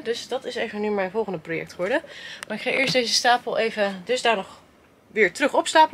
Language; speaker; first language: Dutch; native; Dutch